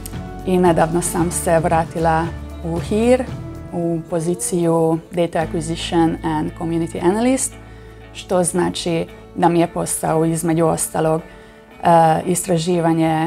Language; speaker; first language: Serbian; non-native, local second language; Hungarian